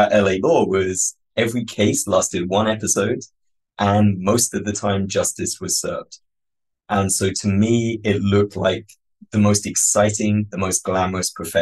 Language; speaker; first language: English; native; English